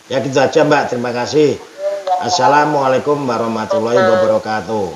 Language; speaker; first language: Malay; non-native, local second language; Javanese